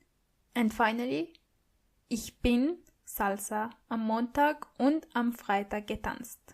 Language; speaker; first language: German; non-native, fluent; English